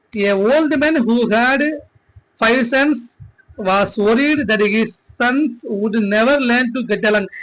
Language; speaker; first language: English; non-native, local second language; Tamil